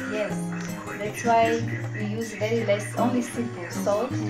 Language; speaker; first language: English; non-native, learner; Russian